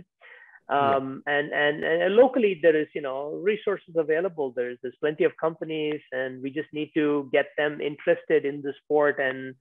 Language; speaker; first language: English; non-native, local second language; Tamil